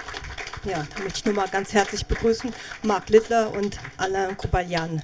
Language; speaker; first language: German; native; German